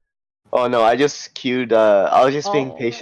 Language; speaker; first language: English; native; English